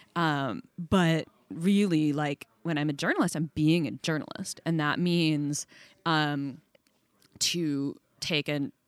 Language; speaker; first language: English; native; English